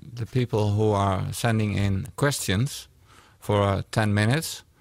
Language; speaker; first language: English; non-native, fluent; Dutch